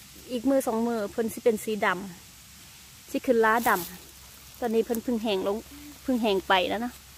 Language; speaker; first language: Thai; non-native, local second language; Northeastern Thai